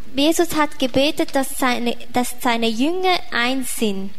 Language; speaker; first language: German; non-native, fluent; Thai